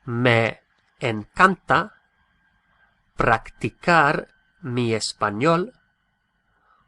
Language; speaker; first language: Spanish; non-native, fluent; English